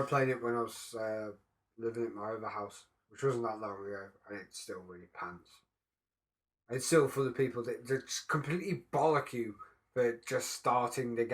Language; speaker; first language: English; native; English